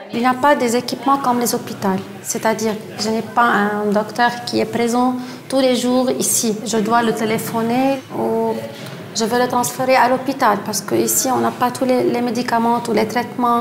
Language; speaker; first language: French; non-native, learner; Arabic